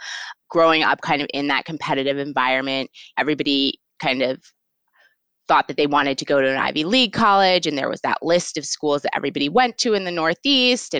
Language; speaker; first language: English; native; English